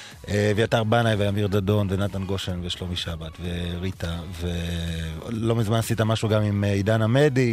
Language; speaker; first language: Hebrew; native; Hebrew